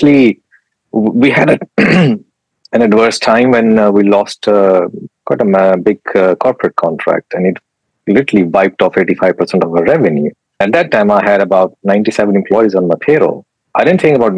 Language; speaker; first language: English; non-native, local second language; Urdu